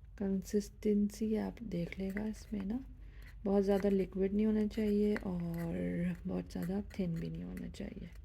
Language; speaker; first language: Urdu; native; Urdu